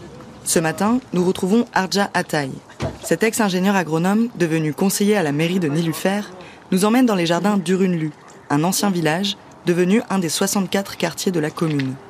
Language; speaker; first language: French; native; French